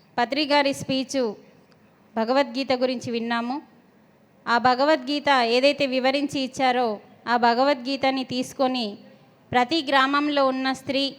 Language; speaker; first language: Telugu; native; Telugu